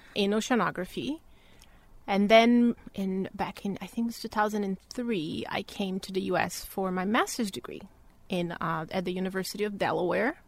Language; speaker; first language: English; non-native, fluent; Portuguese